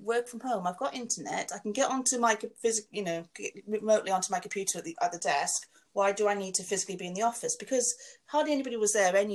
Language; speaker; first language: English; native; English